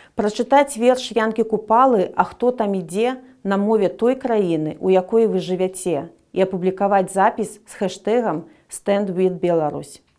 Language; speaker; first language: Belarusian; non-native, local second language; Russian